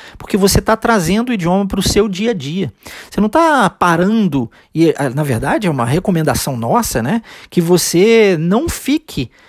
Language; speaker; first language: Portuguese; early bilingual, heritage; Portuguese